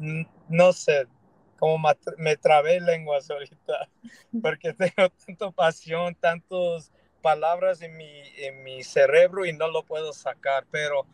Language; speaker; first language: Spanish; early bilingual, heritage; Spanish